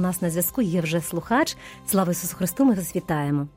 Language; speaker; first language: Ukrainian; native; Ukrainian